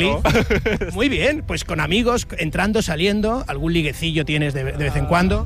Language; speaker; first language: Spanish; native; Spanish